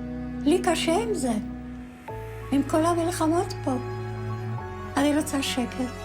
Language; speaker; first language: Hebrew; non-native, fluent; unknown